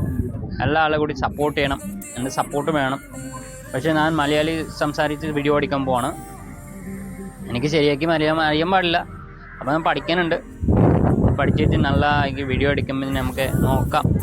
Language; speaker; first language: Malayalam; non-native, learner; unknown